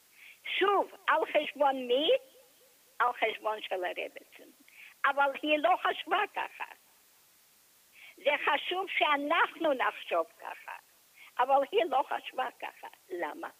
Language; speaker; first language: Hebrew; non-native, fluent; English